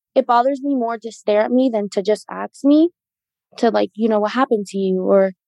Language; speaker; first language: English; native; English